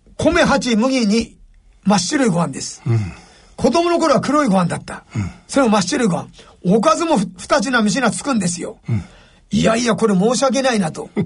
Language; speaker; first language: Japanese; native; Japanese